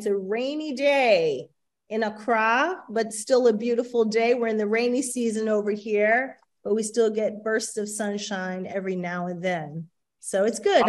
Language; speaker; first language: English; native; English